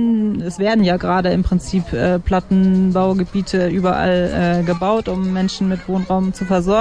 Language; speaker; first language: German; native; German